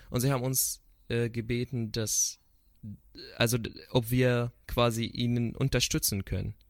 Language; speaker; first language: German; non-native, fluent; Arabic